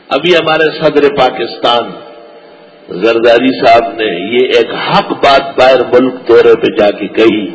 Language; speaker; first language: Urdu; non-native, local second language; Pashto